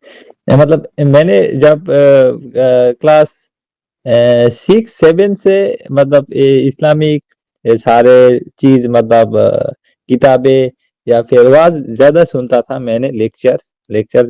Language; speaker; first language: Hindi; non-native, learner; Bangla